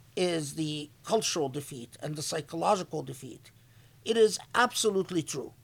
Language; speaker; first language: English; non-native, fluent; Arabic